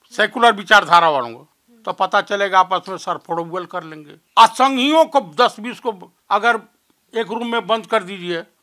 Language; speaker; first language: Hindi; native; Hindi